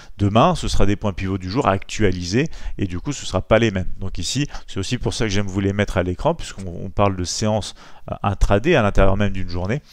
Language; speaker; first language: French; native; French